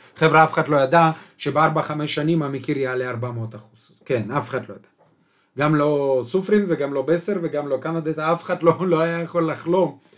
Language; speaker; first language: Hebrew; non-native, fluent; Russian